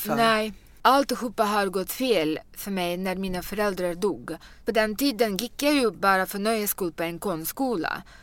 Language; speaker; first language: Swedish; non-native, fluent; Russian